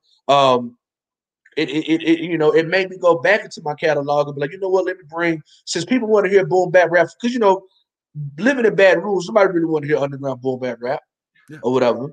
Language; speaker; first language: English; native; English